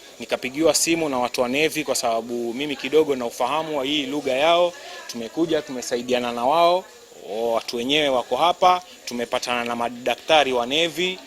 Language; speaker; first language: Swahili; native; Swahili